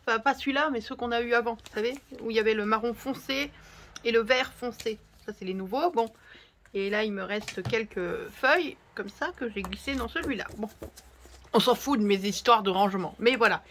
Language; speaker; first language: French; native; French